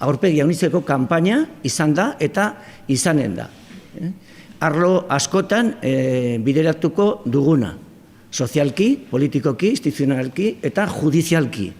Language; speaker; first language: Basque; non-native, local second language; Spanish